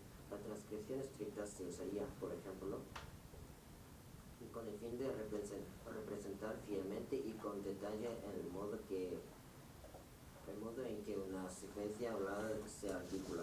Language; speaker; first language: Spanish; non-native, learner; Korean